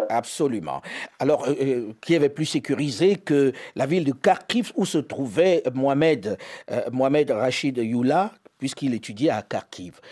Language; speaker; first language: French; native; French